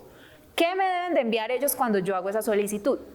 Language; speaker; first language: Spanish; native; Spanish